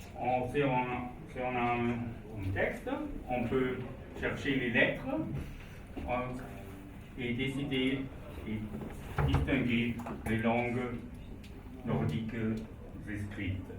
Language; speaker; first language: French; non-native, fluent; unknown